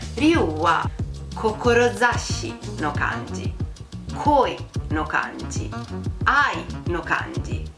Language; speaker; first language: Japanese; non-native, fluent; Italian